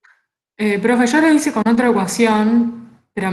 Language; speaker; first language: Spanish; native; Spanish